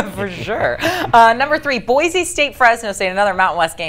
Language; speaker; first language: English; native; English